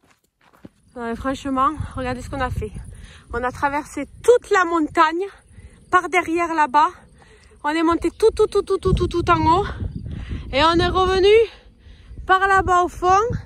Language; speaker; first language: French; native; French